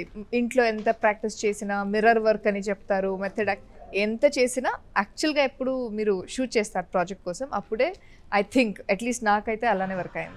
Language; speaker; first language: Telugu; non-native, local second language; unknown